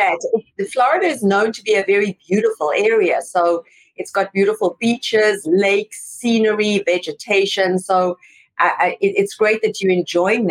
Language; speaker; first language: English; native; English